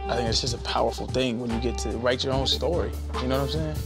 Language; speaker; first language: English; native; English